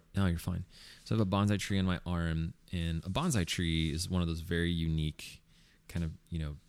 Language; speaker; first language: English; early bilingual, other home language; Spanish